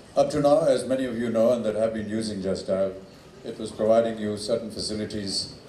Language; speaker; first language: English; non-native, local second language; Hindi